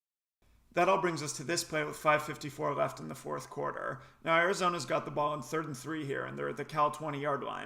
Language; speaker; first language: English; native; English